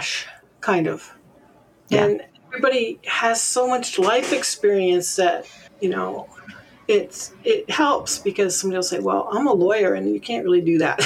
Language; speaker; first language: English; native; English